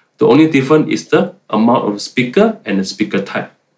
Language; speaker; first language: English; non-native, local second language; Malay